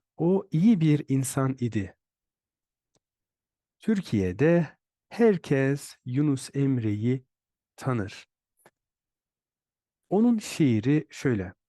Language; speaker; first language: Turkish; native; Turkish